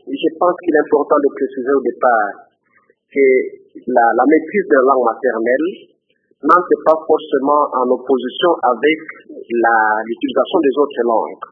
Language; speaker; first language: French; non-native, local second language; Lingala